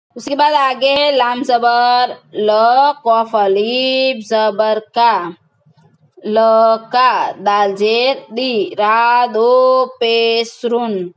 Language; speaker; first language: Hindi; non-native, local second language; Gujarati